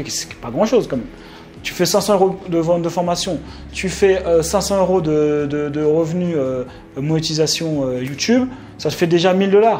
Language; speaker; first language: French; native; French